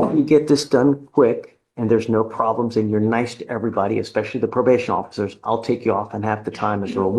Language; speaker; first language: English; native; English